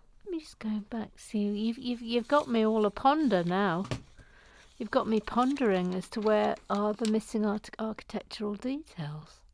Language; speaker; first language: English; native; English